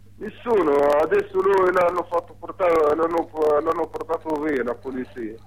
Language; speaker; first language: Italian; non-native, learner; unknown